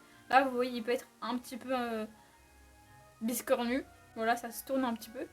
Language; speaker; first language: French; native; French